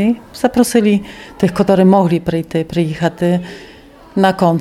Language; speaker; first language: Polish; non-native, local second language; Ukrainian